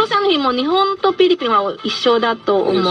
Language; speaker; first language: Japanese; non-native, fluent; Filipino